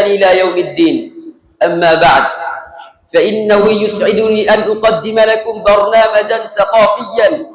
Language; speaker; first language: Arabic; non-native, fluent; Bangla